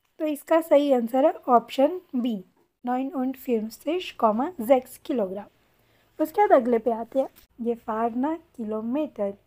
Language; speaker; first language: Hindi; native; Hindi